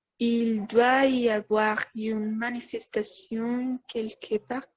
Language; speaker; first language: French; non-native, learner; Spanish